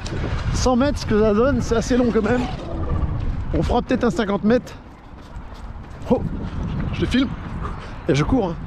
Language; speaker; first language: French; native; French